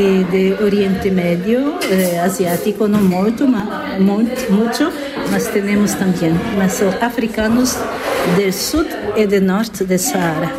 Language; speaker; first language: Spanish; non-native, learner; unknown